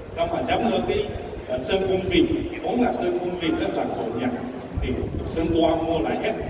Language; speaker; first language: Vietnamese; non-native, fluent; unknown